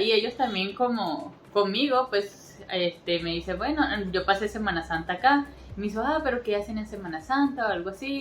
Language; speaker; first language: Spanish; native; Spanish